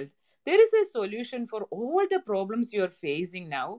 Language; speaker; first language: English; non-native, local second language; Malayalam